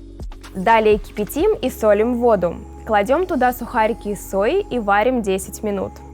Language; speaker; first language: Russian; native; Russian